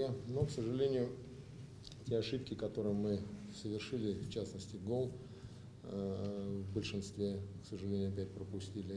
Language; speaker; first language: Russian; native; Russian